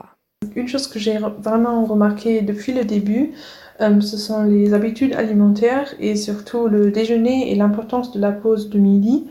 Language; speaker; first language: French; non-native, fluent; German